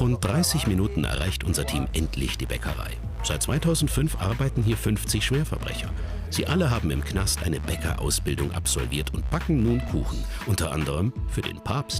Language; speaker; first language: German; native; German